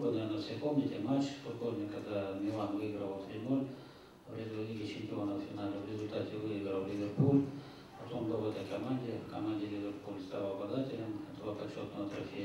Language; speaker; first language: Russian; native; Russian